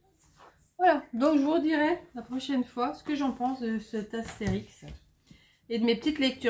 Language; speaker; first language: French; native; French